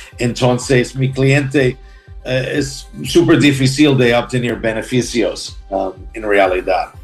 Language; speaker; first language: Spanish; non-native, learner; English